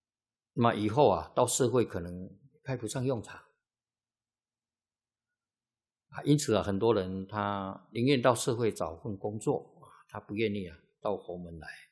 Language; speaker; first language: Chinese; native; Chinese